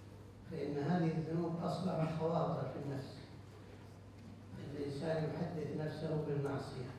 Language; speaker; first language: Arabic; native; Arabic